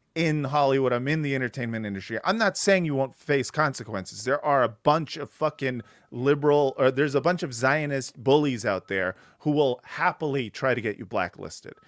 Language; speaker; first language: English; native; English